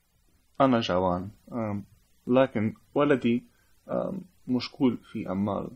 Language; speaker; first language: Arabic; non-native, learner; English